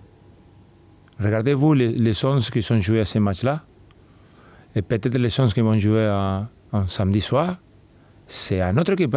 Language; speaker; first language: French; non-native, fluent; Spanish